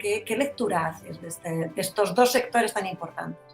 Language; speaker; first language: Spanish; native; Spanish